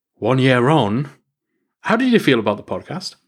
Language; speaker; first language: English; native; English